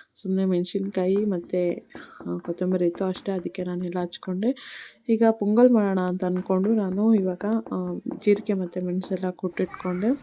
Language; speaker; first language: Kannada; native; Kannada